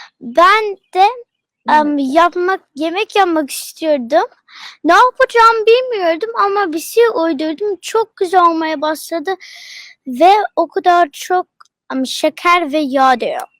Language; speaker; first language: Turkish; early bilingual, heritage; Turkish